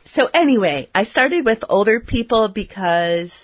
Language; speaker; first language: English; native; English